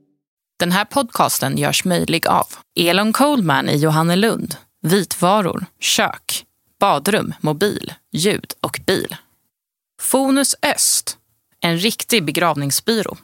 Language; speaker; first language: Swedish; native; Swedish